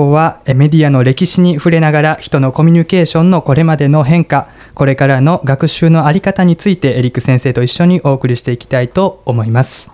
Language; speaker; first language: Japanese; native; Japanese